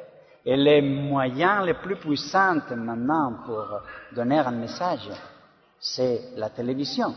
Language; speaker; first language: French; non-native, learner; Spanish